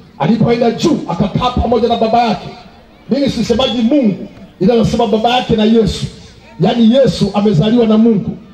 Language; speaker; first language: Swahili; native; Swahili